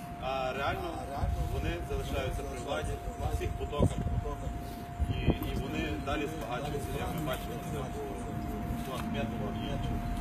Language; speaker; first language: Ukrainian; native; Ukrainian